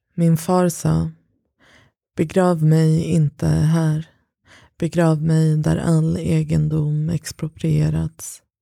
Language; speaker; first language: Swedish; early bilingual, other home language; Persian